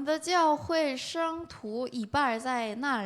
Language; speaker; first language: Chinese; non-native, fluent; Korean